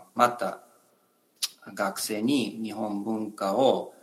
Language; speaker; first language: Japanese; non-native, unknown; English